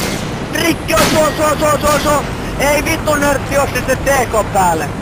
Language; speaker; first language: Finnish; native; Finnish